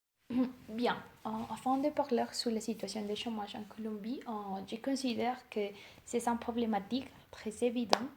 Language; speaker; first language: French; non-native, learner; Spanish